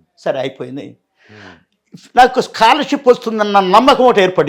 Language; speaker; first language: Telugu; native; Telugu